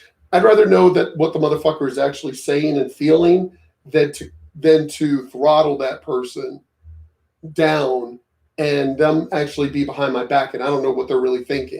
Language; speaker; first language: English; native; English